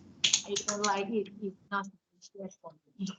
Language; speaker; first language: English; non-native, learner; Thai